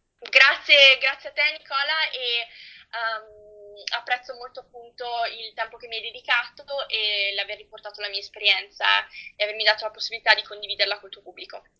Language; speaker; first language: Italian; native; Italian